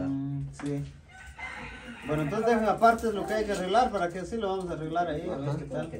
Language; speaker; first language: Spanish; native; Spanish